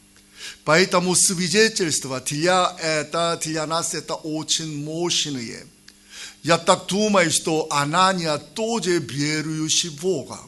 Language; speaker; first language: Russian; non-native, learner; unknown